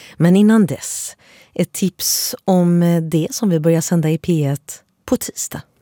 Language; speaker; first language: Swedish; native; Swedish